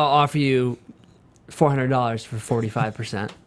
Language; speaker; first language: English; native; English